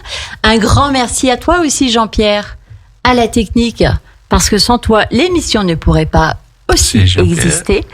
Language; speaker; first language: French; native; French